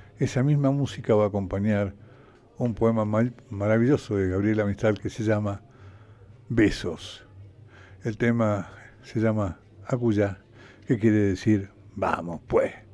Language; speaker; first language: Spanish; native; Spanish